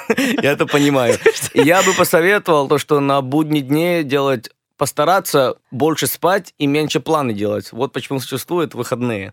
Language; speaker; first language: Russian; early bilingual, other home language; English